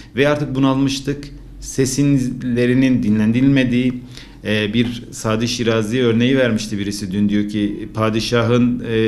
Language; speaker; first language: Turkish; native; Turkish